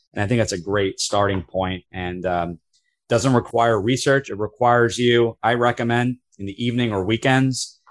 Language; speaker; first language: English; native; English